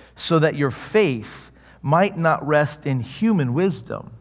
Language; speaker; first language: English; native; English